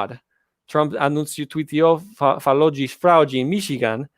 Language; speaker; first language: Portuguese; non-native, learner; English